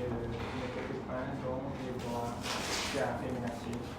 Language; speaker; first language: French; non-native, learner; Khmer